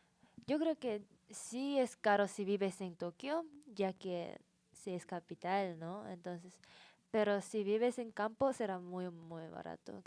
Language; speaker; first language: Spanish; non-native, learner; Japanese